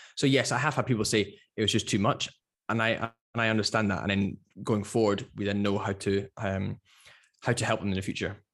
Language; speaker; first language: English; native; English